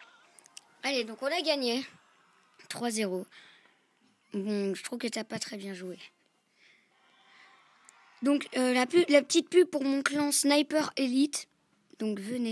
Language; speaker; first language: French; native; French